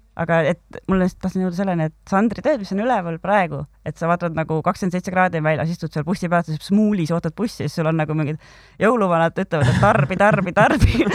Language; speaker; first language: Estonian; native; Estonian